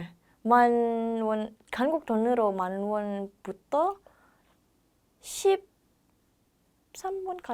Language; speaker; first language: Korean; non-native, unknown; Indonesian